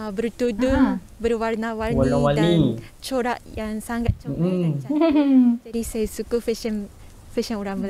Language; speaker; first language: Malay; non-native, fluent; Japanese